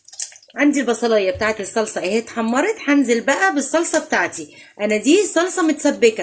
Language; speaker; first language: Arabic; native; Arabic